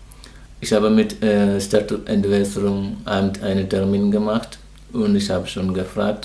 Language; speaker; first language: German; non-native, learner; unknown